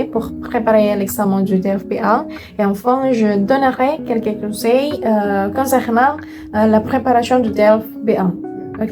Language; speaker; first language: French; non-native, learner; Indonesian